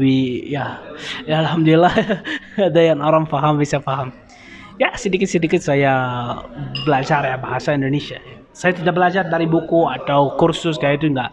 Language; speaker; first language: Indonesian; non-native, learner; Arabic